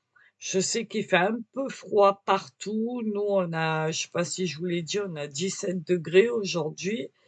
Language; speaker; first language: French; native; French